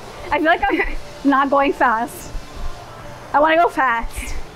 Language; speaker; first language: English; early bilingual, other home language; Spanish